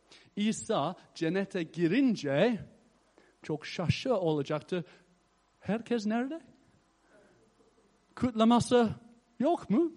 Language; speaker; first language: Turkish; non-native, fluent; English